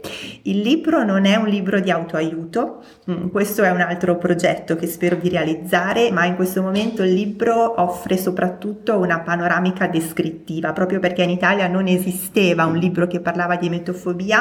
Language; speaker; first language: Italian; native; Italian